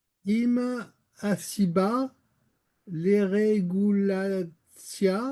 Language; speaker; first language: Hebrew; non-native, learner; French